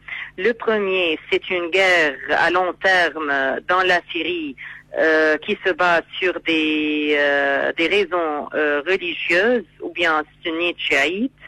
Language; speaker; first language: French; non-native, fluent; Arabic